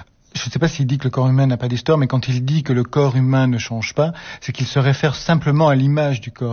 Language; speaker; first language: French; native; French